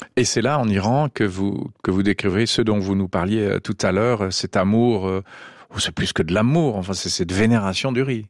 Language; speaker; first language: French; native; French